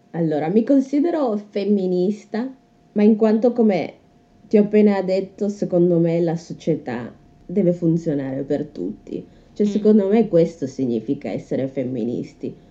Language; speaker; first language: Italian; native; Italian